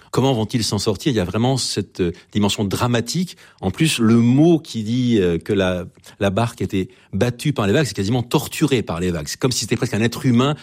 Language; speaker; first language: French; native; French